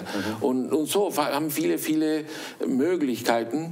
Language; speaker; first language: German; early bilingual, heritage; German